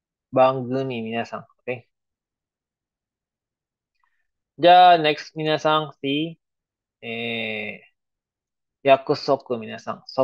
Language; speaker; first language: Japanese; non-native, fluent; Filipino